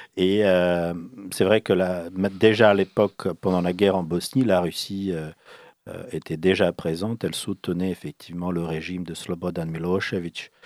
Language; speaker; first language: French; early bilingual, other home language; Bosnian